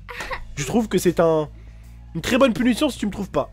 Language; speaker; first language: French; native; French